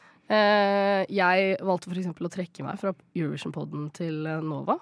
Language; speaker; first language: Norwegian; native; Norwegian